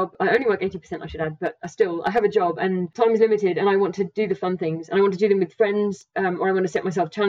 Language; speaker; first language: English; native; English